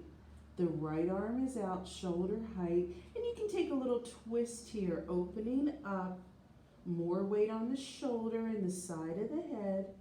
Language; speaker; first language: English; native; English